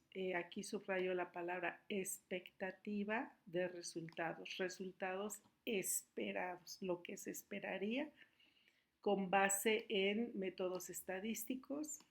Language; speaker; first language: Spanish; native; Spanish